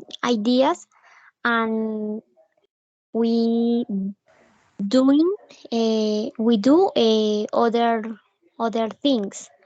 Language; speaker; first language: English; non-native, learner; Spanish